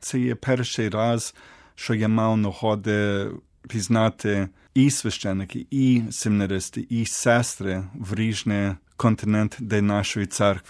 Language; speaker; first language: Ukrainian; early bilingual, heritage; Ukrainian